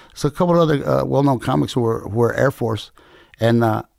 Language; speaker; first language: English; native; English